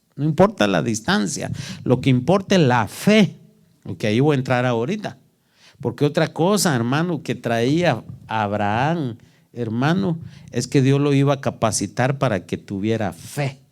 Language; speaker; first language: Spanish; native; Spanish